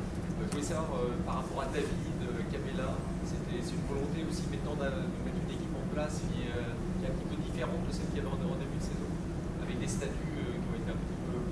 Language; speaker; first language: French; native; French